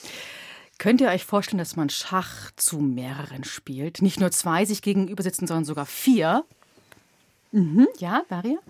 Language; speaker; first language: German; native; German